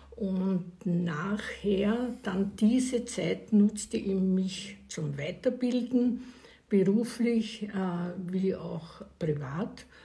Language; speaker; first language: German; native; German